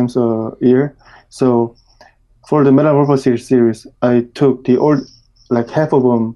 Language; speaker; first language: English; non-native, fluent; Korean